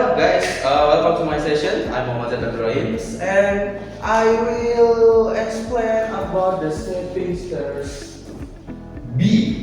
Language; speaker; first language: English; non-native, learner; Indonesian